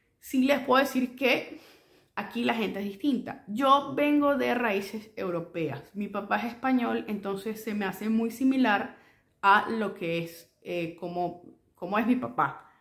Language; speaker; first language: Spanish; native; Spanish